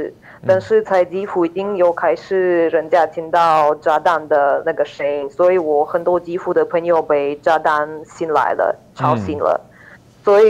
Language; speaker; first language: Chinese; non-native, fluent; Ukrainian